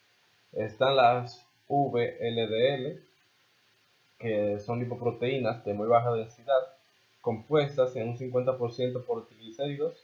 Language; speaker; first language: Spanish; native; Spanish